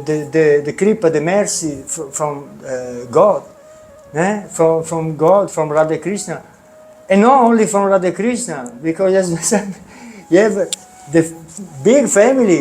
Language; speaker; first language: English; non-native, learner; Italian